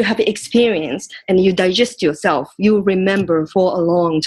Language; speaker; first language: English; non-native, fluent; Japanese